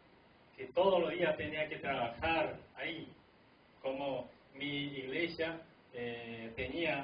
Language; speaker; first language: Spanish; non-native, fluent; Korean